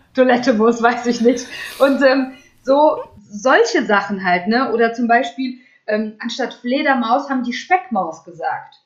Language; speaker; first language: German; early bilingual, other home language; Russian